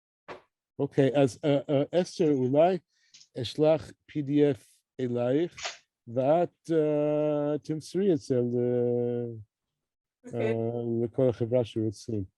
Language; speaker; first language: Hebrew; non-native, fluent; English